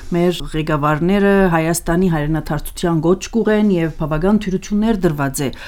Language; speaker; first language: Armenian; early bilingual, heritage; Armenian